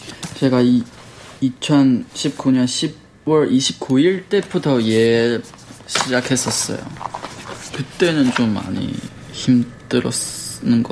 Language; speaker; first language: Korean; non-native, fluent; Chinese